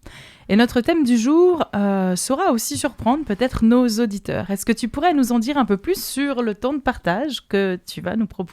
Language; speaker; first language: French; native; French